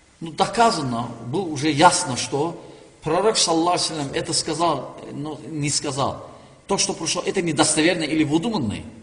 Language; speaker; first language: Russian; non-native, learner; Turkish